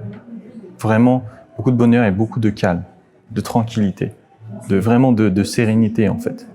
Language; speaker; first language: French; native; French